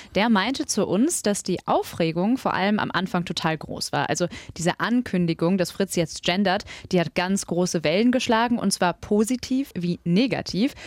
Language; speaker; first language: German; native; German